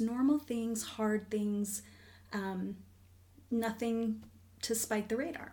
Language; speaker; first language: English; native; English